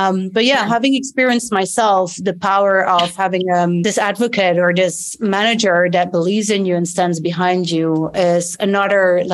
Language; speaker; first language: English; non-native, fluent; Dutch